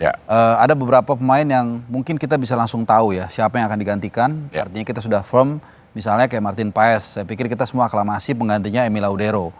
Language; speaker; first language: Indonesian; native; Indonesian